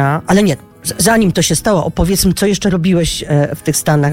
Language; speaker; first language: Polish; native; Polish